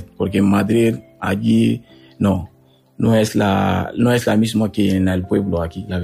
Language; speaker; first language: Spanish; non-native, learner; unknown